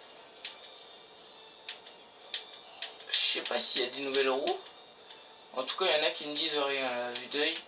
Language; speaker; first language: French; native; French